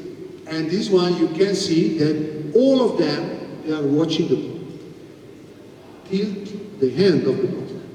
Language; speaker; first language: English; non-native, fluent; Italian